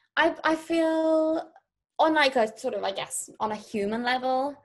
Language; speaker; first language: English; native; English